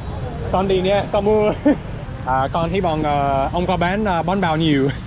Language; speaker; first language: Vietnamese; non-native, learner; English